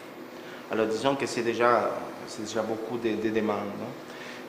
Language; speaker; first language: French; non-native, fluent; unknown